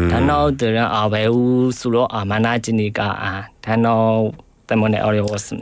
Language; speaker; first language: Korean; non-native, learner; Burmese